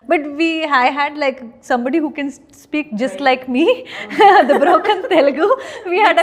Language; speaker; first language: Telugu; non-native, learner; Kannada